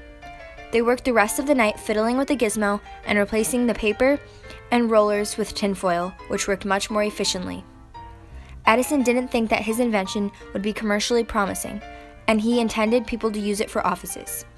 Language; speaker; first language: English; native; English